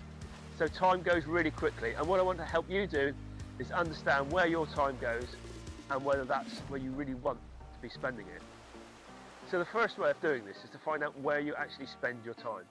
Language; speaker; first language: English; native; English